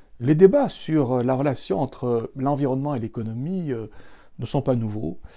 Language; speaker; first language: French; native; French